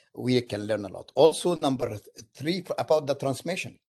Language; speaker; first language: English; non-native, fluent; Arabic